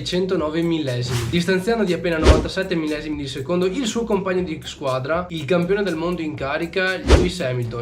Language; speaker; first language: Italian; native; Italian